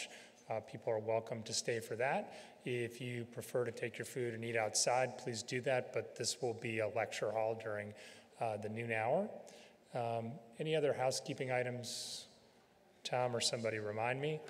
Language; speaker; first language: English; native; English